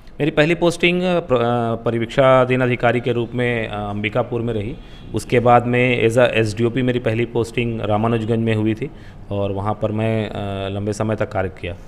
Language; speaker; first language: Hindi; native; Hindi